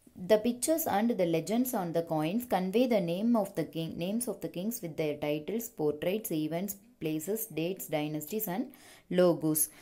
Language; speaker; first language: English; non-native, local second language; Tamil